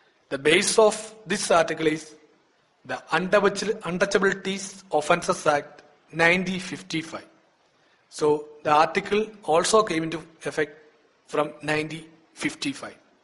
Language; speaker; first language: English; non-native, local second language; Malayalam